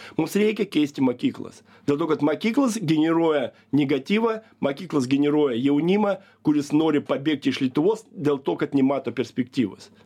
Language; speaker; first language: Lithuanian; non-native, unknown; Russian